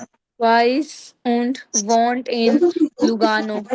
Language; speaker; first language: German; non-native, learner; Urdu